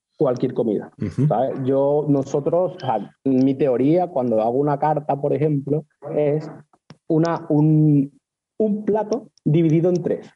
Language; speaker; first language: Spanish; native; Spanish